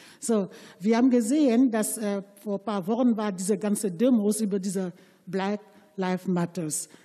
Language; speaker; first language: German; non-native, fluent; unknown